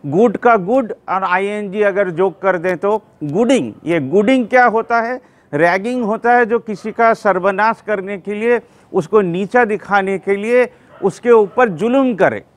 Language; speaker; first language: Hindi; non-native, local second language; Bangla